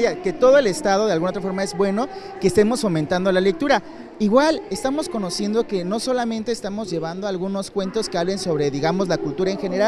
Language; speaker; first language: Spanish; native; Spanish